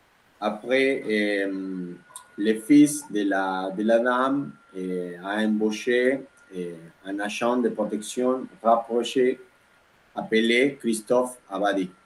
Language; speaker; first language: French; non-native, learner; Spanish